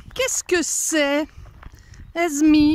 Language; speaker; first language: French; non-native, fluent; Hungarian